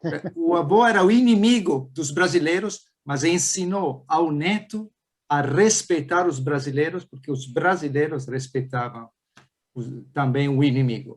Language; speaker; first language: Portuguese; non-native, fluent; Italian